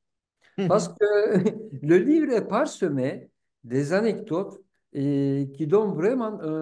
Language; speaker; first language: French; non-native, fluent; Turkish